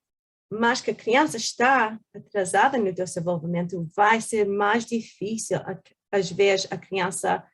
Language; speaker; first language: Portuguese; early bilingual, heritage; Portuguese